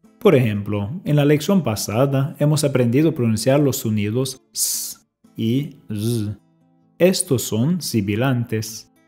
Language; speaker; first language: Spanish; non-native, fluent; English